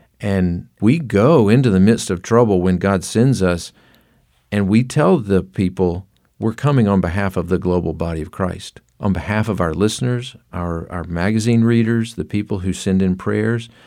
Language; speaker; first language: English; native; English